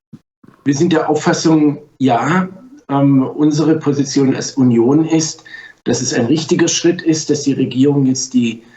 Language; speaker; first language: German; native; German